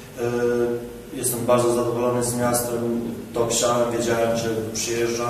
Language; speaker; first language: Polish; non-native, fluent; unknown